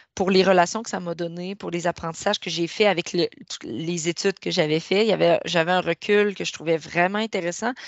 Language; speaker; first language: French; native; French